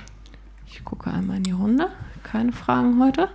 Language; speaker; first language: German; native; German